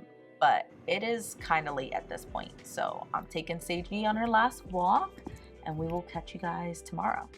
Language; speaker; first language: English; native; English